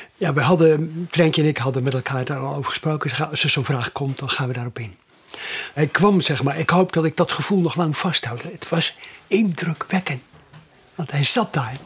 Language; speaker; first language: Dutch; native; Dutch